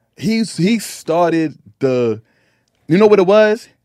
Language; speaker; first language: English; native; English